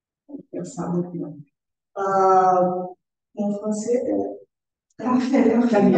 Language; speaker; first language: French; non-native, learner; Portuguese